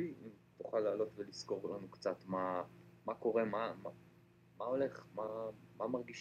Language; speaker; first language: Hebrew; native; Hebrew